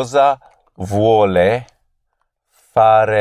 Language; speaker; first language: Italian; non-native, learner; English